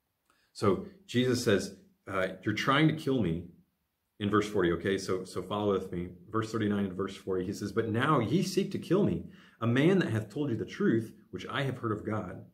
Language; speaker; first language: English; native; English